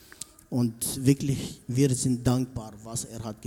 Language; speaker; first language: German; non-native, learner; Arabic